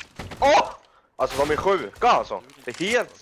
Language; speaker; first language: Swedish; native; Swedish